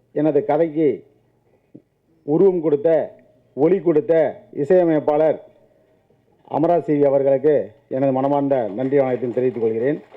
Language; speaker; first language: Tamil; native; Tamil